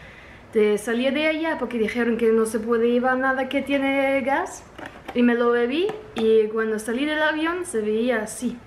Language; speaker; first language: Spanish; non-native, fluent; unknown